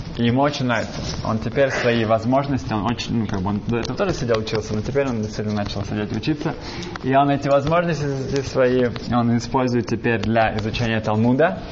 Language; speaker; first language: Russian; early bilingual, heritage; Russian